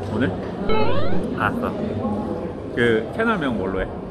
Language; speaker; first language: Korean; native; Korean